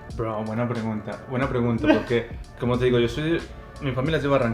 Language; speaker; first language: Spanish; native; Spanish